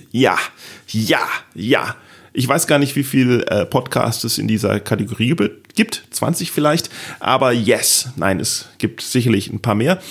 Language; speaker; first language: German; native; German